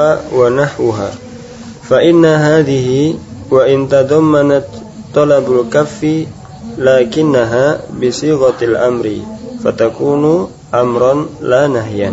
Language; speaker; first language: Arabic; non-native, learner; Indonesian